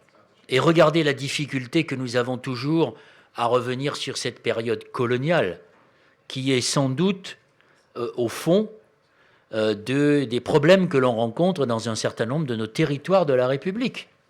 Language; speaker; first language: French; native; French